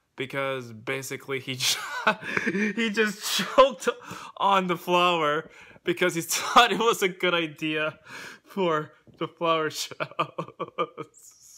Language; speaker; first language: English; native; English